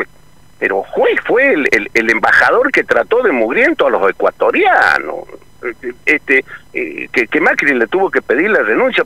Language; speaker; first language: Spanish; native; Spanish